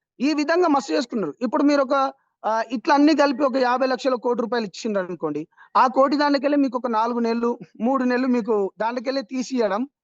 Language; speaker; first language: Telugu; non-native, local second language; Lambadi